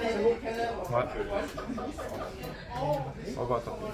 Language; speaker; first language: French; native; French